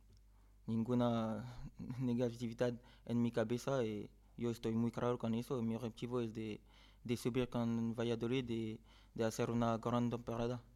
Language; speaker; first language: Spanish; non-native, fluent; French